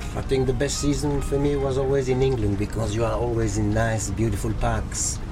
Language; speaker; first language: English; early bilingual, other home language; French